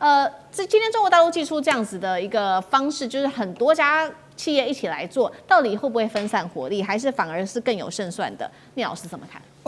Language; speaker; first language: Chinese; native; Chinese